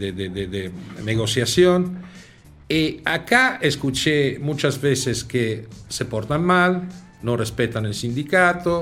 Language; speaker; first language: Spanish; non-native, fluent; Italian